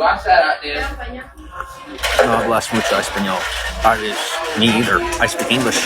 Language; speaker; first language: Spanish; non-native, learner; English